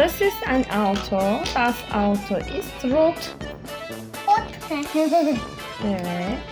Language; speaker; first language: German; non-native, learner; Turkish